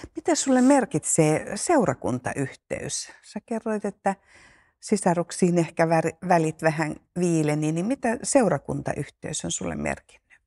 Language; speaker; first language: Finnish; native; Finnish